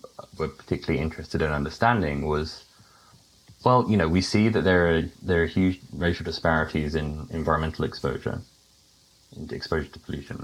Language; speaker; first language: English; native; English